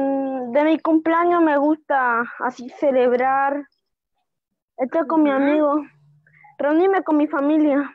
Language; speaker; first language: Spanish; native; Spanish